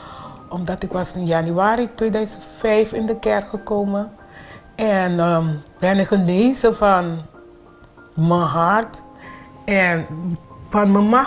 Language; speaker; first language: Dutch; non-native, local second language; Papiamento